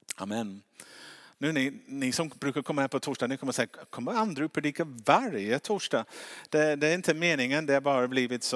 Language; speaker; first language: Swedish; non-native, fluent; English